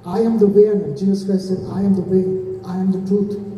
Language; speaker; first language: English; non-native, local second language; Telugu